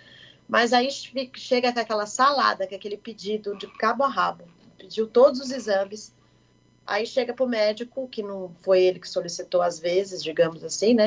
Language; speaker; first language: Portuguese; native; Portuguese